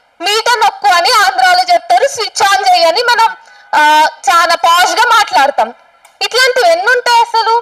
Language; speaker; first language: Telugu; native; Telugu